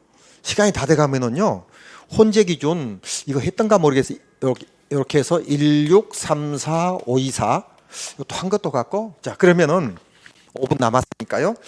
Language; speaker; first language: Korean; native; Korean